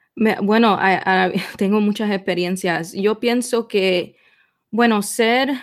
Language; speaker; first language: Spanish; early bilingual, heritage; Spanish